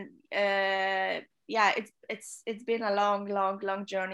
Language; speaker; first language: English; non-native, fluent; Polish